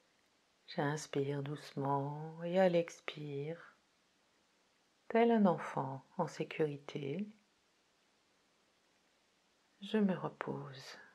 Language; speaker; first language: French; native; French